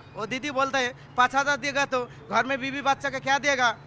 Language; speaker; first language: Hindi; non-native, local second language; Bangla